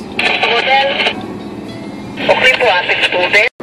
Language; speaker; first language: Hebrew; native; Hebrew